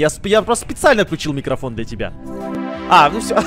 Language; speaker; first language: Russian; native; Russian